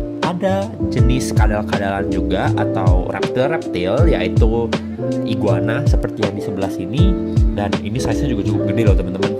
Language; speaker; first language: Indonesian; native; Indonesian